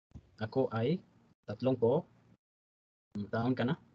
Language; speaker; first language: Filipino; non-native, learner; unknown